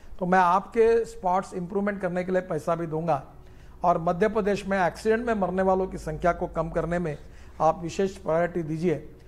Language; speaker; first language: Hindi; non-native, local second language; Marathi